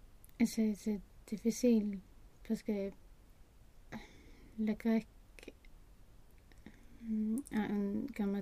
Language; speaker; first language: French; non-native, learner; Swedish